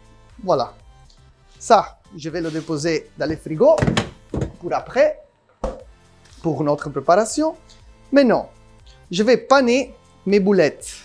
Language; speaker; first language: French; non-native, learner; Italian